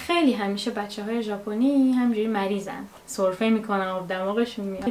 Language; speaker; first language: Persian; native; Persian